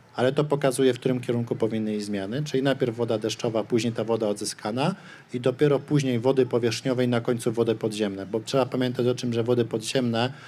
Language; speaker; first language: Polish; native; Polish